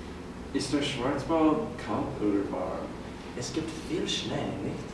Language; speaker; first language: German; non-native, learner; English